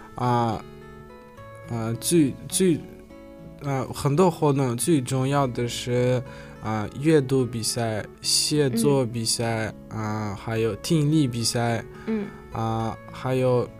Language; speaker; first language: Chinese; non-native, learner; Uzbek